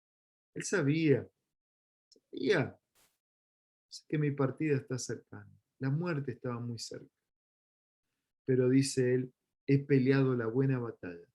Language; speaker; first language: Spanish; native; Spanish